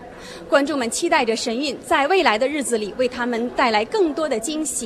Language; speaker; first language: Chinese; native; Chinese